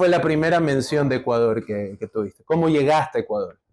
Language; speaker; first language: Spanish; native; Spanish